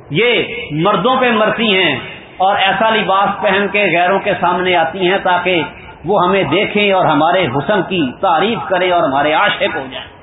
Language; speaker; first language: Urdu; non-native, local second language; Punjabi